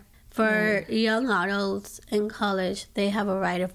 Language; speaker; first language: English; native; English